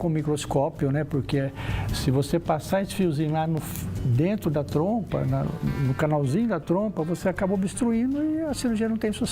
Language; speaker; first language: Portuguese; native; Portuguese